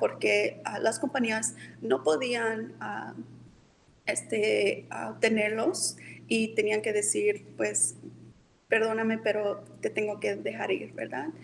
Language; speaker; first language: Spanish; early bilingual, heritage; Spanish